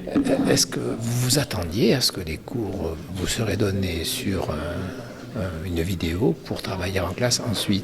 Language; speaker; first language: French; native; French